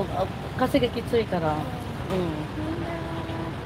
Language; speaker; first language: Japanese; non-native, fluent; Filipino